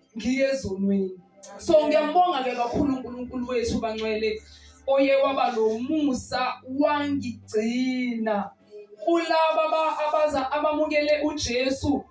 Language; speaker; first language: Zulu; native; Zulu